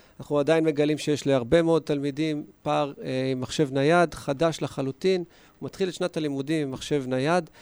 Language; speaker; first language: Hebrew; native; Hebrew